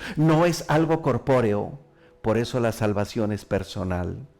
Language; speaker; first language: Spanish; native; Spanish